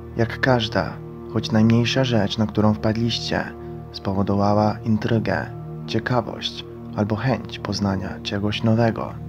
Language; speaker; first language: Polish; non-native, fluent; Croatian